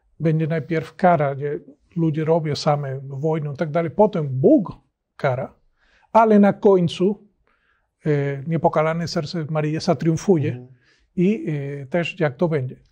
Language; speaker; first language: Polish; non-native, learner; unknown